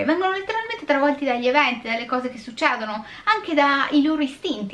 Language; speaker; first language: Italian; native; Italian